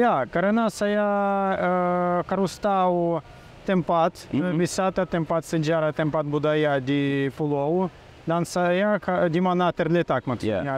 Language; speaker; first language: Indonesian; non-native, learner; Russian